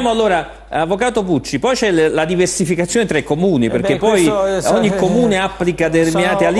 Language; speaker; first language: Italian; native; Italian